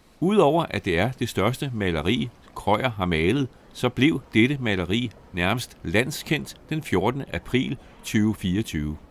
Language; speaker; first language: Danish; native; Danish